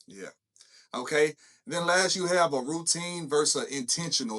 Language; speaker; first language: English; native; English